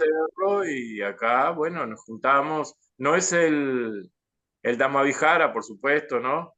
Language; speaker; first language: Spanish; native; Spanish